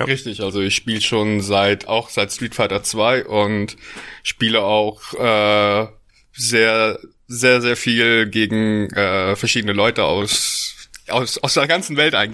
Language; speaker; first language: German; native; German